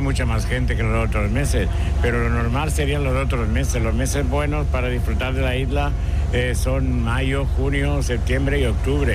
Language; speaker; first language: Spanish; native; Spanish